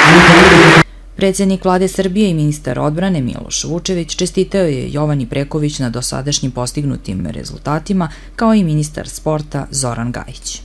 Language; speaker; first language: Serbian; native; Serbian